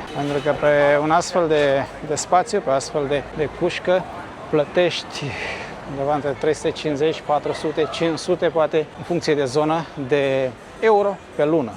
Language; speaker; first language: Romanian; native; Romanian